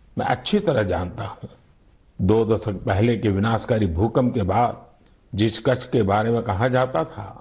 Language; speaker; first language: Hindi; non-native, local second language; Gujarati